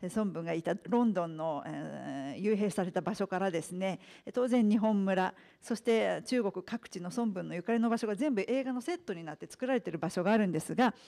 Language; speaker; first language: Japanese; native; Japanese